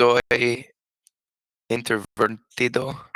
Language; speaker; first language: Spanish; non-native, learner; English